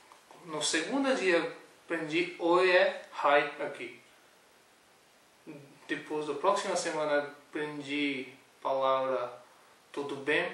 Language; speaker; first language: Portuguese; non-native, learner; Urdu